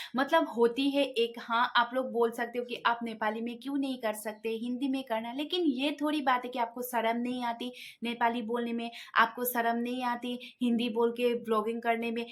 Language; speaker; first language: Hindi; non-native, local second language; Nepali